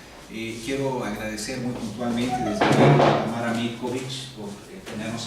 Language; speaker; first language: Spanish; native; Spanish